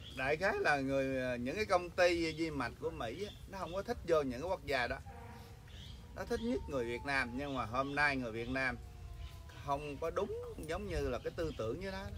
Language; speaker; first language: Vietnamese; early bilingual, heritage; Vietnamese